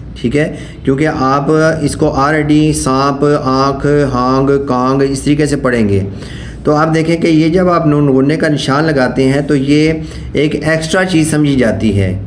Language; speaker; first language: Urdu; non-native, local second language; Punjabi